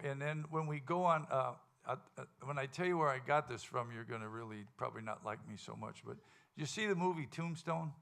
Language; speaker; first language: English; native; English